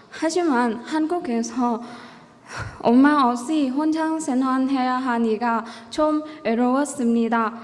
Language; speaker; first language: Korean; non-native, learner; Vietnamese